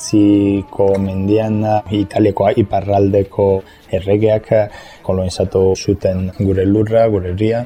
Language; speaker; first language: Basque; non-native, fluent; Italian